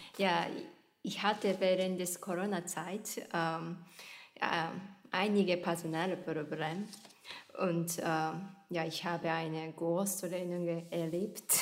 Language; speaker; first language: German; non-native, learner; Japanese